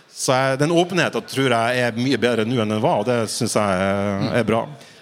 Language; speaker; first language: Norwegian; native; Norwegian